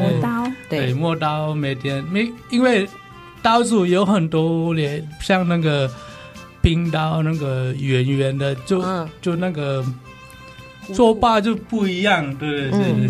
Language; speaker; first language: Chinese; non-native, learner; Balinese